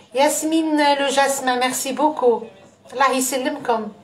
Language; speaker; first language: French; non-native, local second language; Arabic